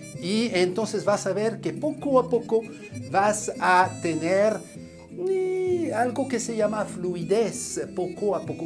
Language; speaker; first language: Spanish; non-native, fluent; French